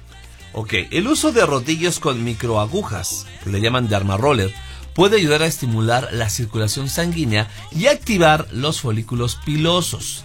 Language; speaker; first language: Spanish; native; Spanish